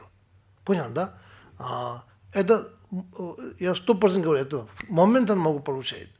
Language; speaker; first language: Russian; non-native, learner; Tibetan